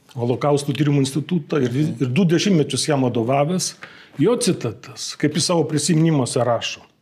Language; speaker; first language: Lithuanian; native; Lithuanian